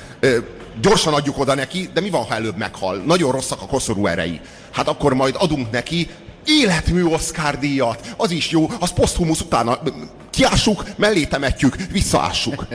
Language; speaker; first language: Hungarian; native; Hungarian